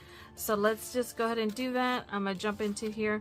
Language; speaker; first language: English; native; English